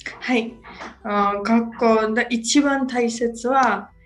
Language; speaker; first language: Japanese; non-native, learner; Georgian